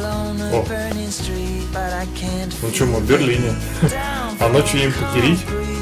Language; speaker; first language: Russian; native; Russian